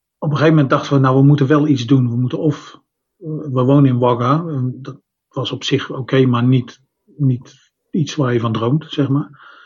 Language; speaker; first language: Dutch; native; Dutch